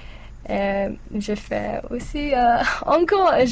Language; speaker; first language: French; non-native, learner; English